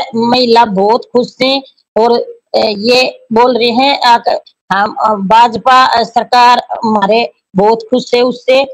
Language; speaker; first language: Hindi; native; Hindi